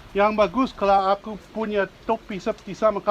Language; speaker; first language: Indonesian; non-native, learner; English